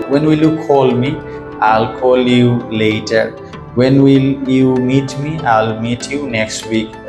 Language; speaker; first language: English; non-native, local second language; Bangla